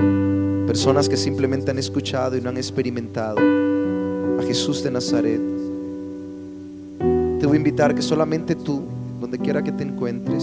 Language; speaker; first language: Spanish; native; Spanish